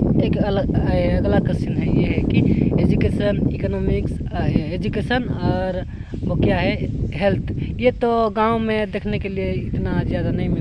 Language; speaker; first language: Hindi; non-native, local second language; Odia